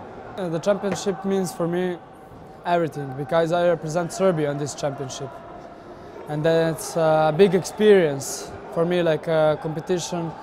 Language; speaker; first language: English; non-native, learner; Serbian